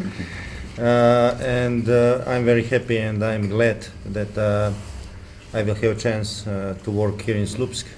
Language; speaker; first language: English; non-native, fluent; Slovenian